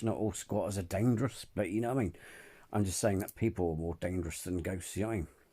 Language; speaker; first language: English; native; English